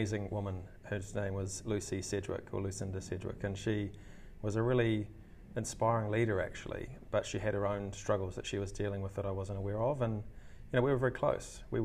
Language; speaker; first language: English; native; English